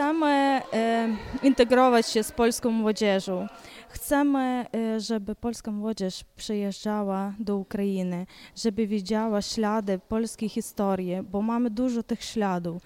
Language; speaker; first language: Polish; early bilingual, heritage; Polish